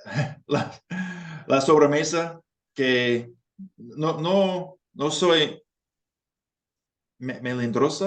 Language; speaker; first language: Spanish; non-native, fluent; English